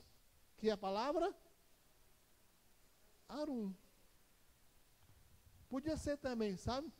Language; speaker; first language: Portuguese; native; Portuguese